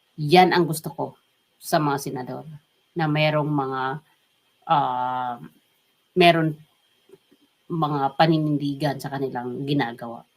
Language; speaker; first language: Filipino; non-native, local second language; Waray